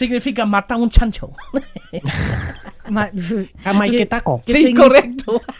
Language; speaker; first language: Spanish; non-native, learner; German